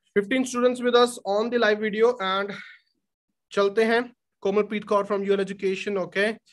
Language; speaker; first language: Hindi; non-native, local second language; Punjabi